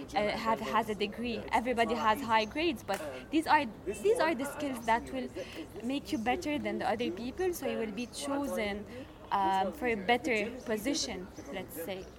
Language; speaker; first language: English; non-native, fluent; Arabic